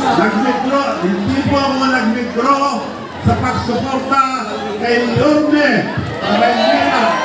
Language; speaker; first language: Filipino; non-native, local second language; Iloko